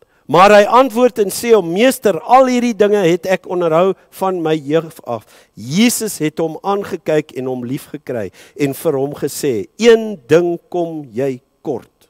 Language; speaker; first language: Afrikaans; early bilingual, heritage; Afrikaans